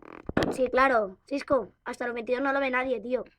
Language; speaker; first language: Spanish; native; Spanish